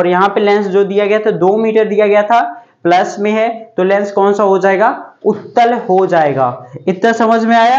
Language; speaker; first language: Hindi; native; Hindi